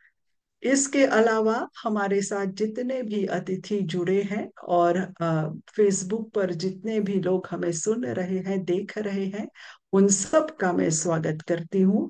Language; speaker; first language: Hindi; non-native, local second language; Morisyen